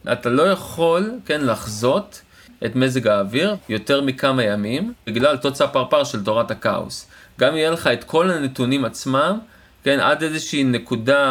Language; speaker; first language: Hebrew; native; Hebrew